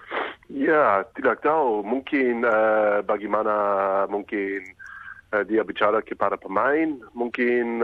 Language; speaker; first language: Indonesian; non-native, fluent; English